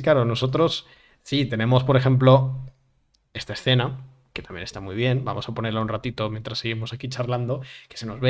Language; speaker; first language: Spanish; native; Spanish